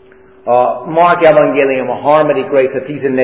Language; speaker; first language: Hungarian; non-native, fluent; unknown